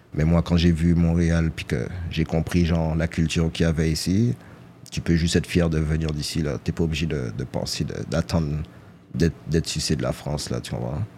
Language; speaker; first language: French; native; French